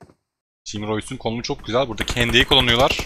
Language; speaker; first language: Turkish; native; Turkish